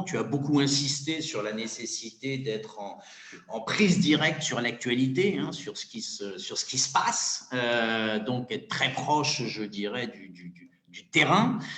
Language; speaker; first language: French; native; French